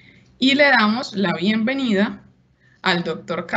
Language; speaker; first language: Spanish; native; Spanish